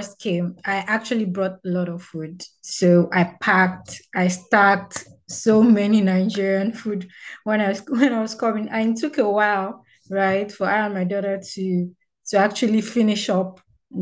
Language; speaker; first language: English; non-native, local second language; Yoruba